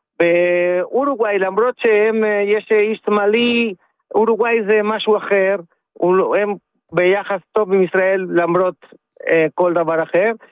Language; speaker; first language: Hebrew; non-native, fluent; Spanish